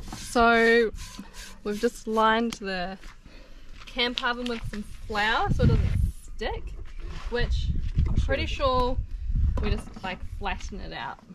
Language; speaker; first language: English; native; English